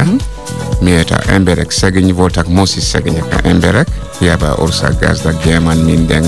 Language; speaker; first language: Hungarian; non-native, fluent; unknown